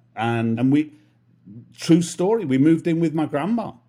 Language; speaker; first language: English; native; English